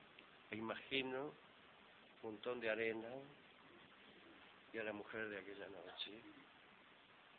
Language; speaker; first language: Spanish; native; Spanish